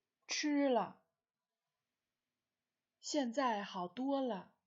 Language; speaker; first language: Chinese; non-native, fluent; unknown